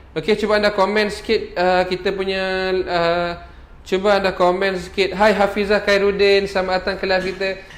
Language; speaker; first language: Malay; native; Malay